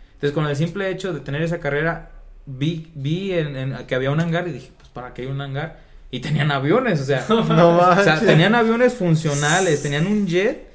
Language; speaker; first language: Spanish; native; Spanish